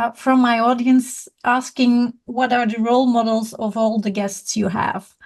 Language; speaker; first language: English; non-native, fluent; Dutch